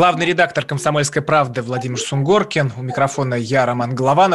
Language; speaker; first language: Russian; native; Russian